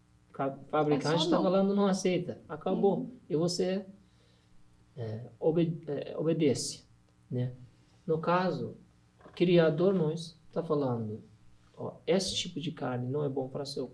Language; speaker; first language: Portuguese; non-native, learner; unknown